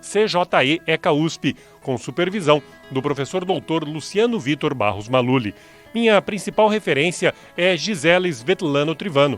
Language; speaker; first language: Portuguese; native; Portuguese